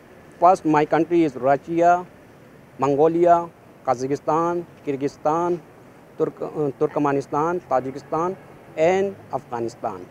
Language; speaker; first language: English; non-native, learner; Korean